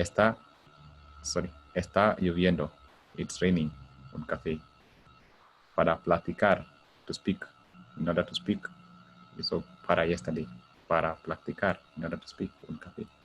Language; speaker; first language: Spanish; non-native, fluent; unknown